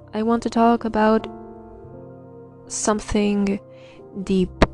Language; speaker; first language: English; non-native, fluent; Spanish